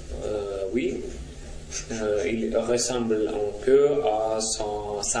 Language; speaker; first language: French; non-native, learner; Russian